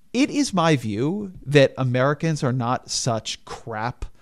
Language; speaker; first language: English; native; English